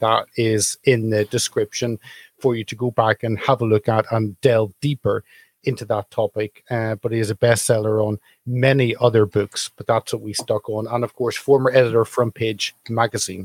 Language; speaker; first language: English; native; English